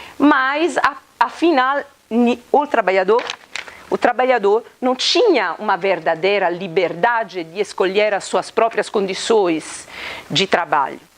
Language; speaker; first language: Portuguese; non-native, fluent; Italian